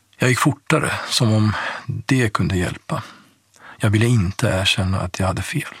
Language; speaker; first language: Swedish; early bilingual, other home language; Persian